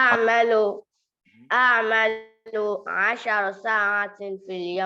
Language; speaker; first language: Arabic; non-native, learner; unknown